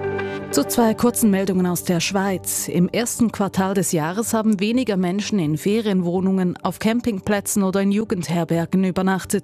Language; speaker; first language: German; native; German